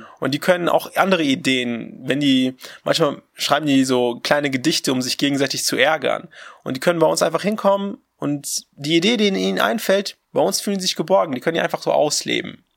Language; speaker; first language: German; early bilingual, other home language; Russian